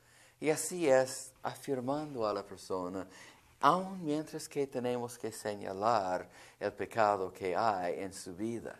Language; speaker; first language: Spanish; non-native, fluent; English